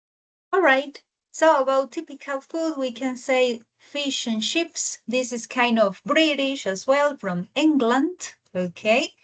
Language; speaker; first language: English; non-native, fluent; Spanish